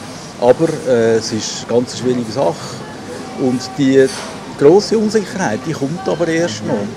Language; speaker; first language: German; native; German